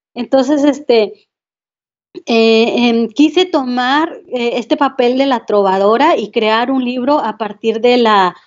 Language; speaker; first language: Spanish; native; Spanish